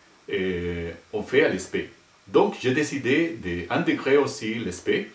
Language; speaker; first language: French; non-native, fluent; Spanish